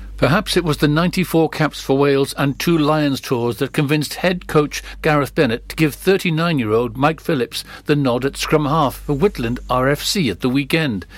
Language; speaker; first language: English; native; English